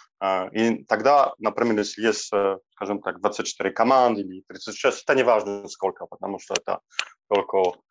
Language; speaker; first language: Russian; non-native, learner; Polish